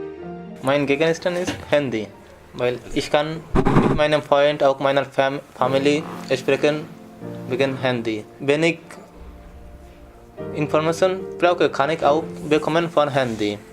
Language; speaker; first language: German; non-native, learner; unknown